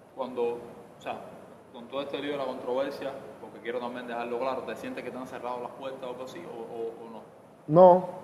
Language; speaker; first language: Spanish; native; Spanish